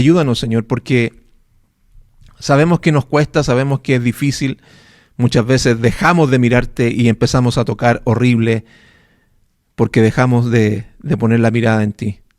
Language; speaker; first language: Spanish; native; Spanish